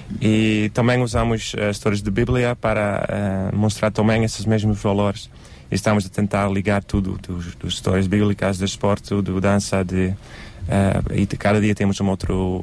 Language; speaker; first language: Portuguese; non-native, learner; Dutch